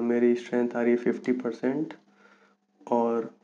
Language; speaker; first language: Hindi; native; Hindi